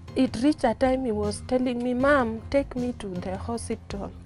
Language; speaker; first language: English; non-native, local second language; Luo (Kenya and Tanzania)